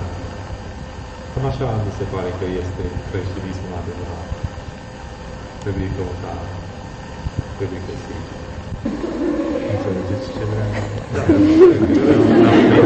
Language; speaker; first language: Romanian; non-native, fluent; English